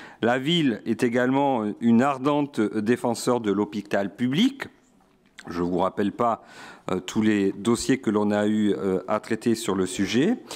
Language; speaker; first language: French; native; French